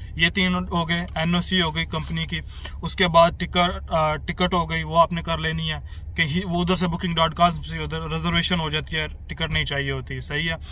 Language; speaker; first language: Urdu; non-native, local second language; Punjabi